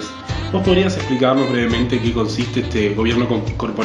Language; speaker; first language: Spanish; native; Spanish